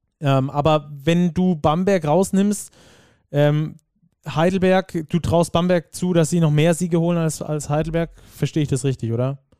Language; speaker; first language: German; native; German